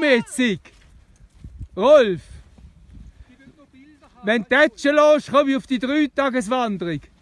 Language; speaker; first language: German; native; German